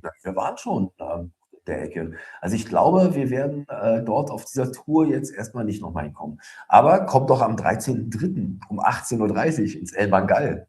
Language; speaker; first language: German; native; German